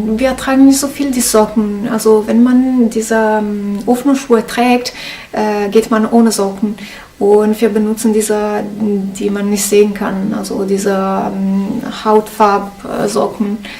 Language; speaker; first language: German; non-native, learner; Italian